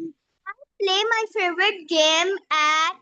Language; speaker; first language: English; non-native, learner; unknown